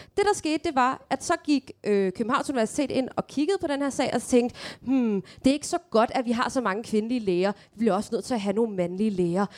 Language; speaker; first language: Danish; early bilingual, other home language; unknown